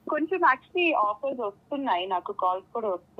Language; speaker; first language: Telugu; non-native, fluent; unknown